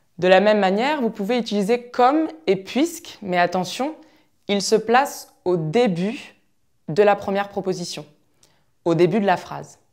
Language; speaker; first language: French; native; French